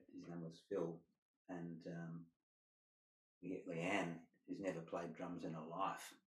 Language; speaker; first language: English; native; English